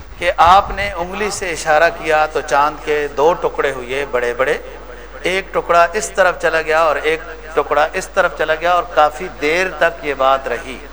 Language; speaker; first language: Urdu; native; Urdu